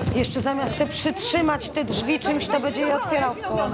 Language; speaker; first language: Polish; native; Polish